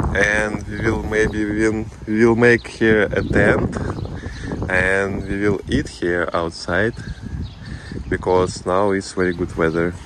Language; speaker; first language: English; non-native, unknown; Russian